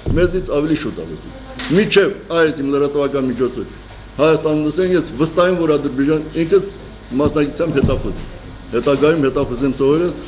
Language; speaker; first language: Armenian; native; Armenian